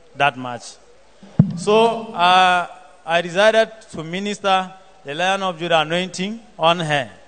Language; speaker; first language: English; non-native, local second language; Southern Sotho